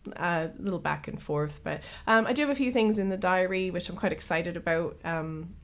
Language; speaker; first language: English; native; English